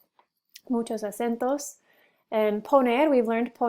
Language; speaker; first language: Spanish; non-native, fluent; English